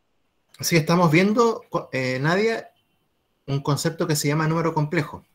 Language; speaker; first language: Spanish; native; Spanish